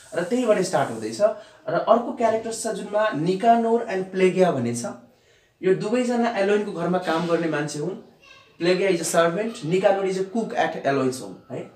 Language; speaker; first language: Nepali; non-native, local second language; Bhojpuri